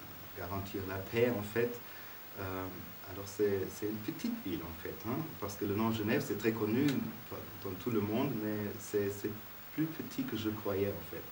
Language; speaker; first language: French; non-native, fluent; German